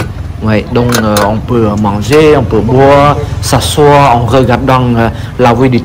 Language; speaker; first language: French; non-native, fluent; Khmer